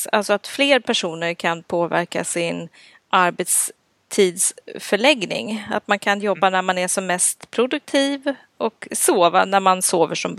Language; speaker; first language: Swedish; native; Swedish